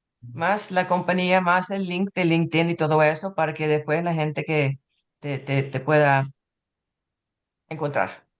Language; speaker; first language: Spanish; non-native, fluent; English